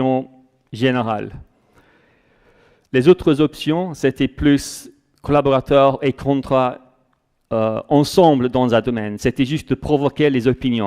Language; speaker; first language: French; non-native, fluent; English